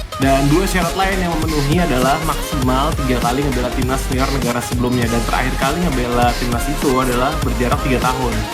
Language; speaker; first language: Indonesian; native; Indonesian